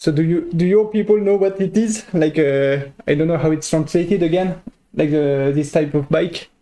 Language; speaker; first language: English; non-native, fluent; French